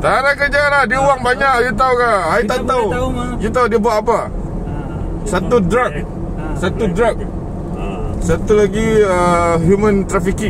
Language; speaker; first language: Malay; non-native, local second language; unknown